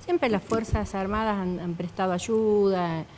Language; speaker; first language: Spanish; native; Spanish